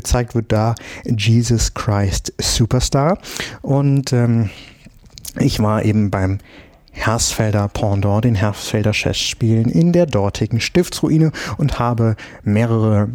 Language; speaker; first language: German; native; German